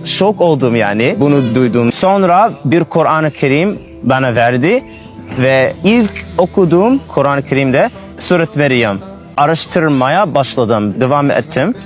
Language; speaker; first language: Turkish; non-native, learner; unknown